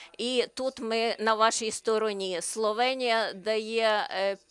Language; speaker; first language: Ukrainian; non-native, learner; Slovenian